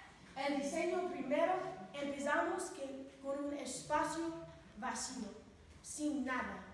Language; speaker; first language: Spanish; non-native, learner; English